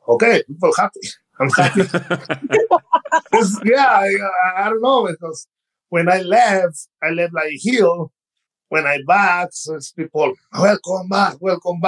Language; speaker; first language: English; non-native, learner; Spanish